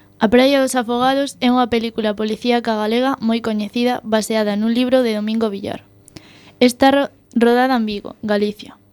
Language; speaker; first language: Galician; non-native, local second language; Spanish